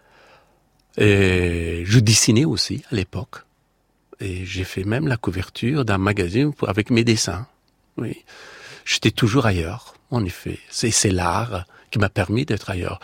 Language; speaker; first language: French; non-native, fluent; Persian